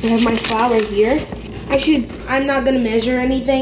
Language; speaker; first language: English; non-native, fluent; Kabuverdianu